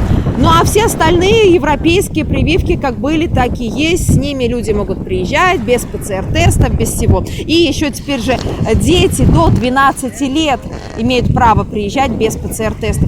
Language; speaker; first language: Russian; native; Russian